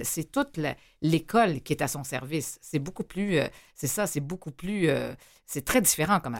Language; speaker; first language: French; native; French